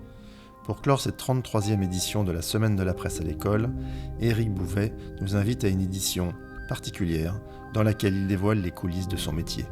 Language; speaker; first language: French; native; French